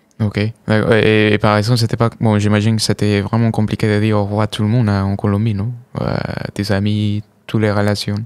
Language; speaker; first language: French; non-native, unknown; Spanish